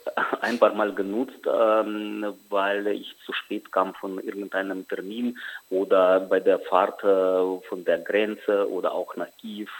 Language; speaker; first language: German; non-native, fluent; Ukrainian